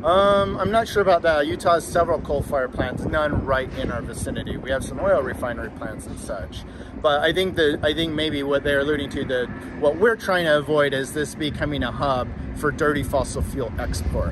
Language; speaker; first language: English; native; English